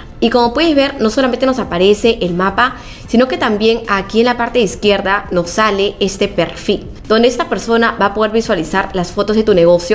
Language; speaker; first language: Spanish; native; Spanish